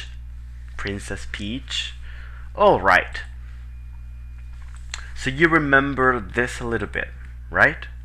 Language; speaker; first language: English; non-native, fluent; Spanish